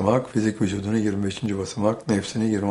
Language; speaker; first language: Turkish; native; Turkish